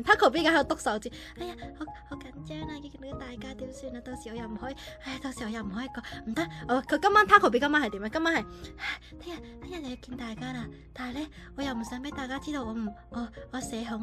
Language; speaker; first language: Cantonese; native; Cantonese